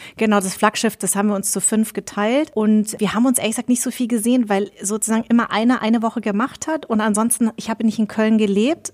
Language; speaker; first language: German; early bilingual, other home language; Vietnamese